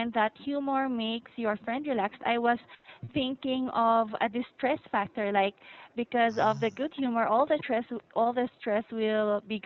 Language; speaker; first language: English; non-native, fluent; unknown